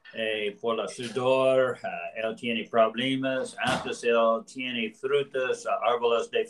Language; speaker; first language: Spanish; non-native, learner; English